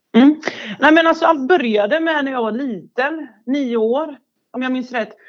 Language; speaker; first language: Swedish; early bilingual, other home language; Bosnian